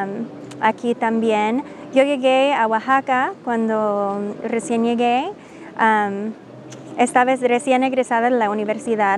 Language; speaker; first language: Spanish; non-native, fluent; English